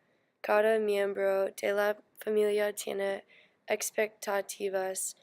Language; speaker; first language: Spanish; non-native, learner; English